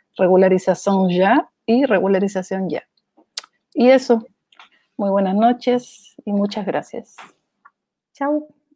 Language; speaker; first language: Spanish; native; Spanish